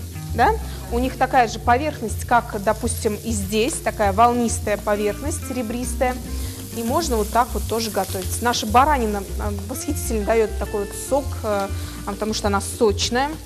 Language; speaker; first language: Russian; native; Russian